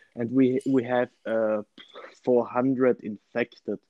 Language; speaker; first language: English; non-native, fluent; Italian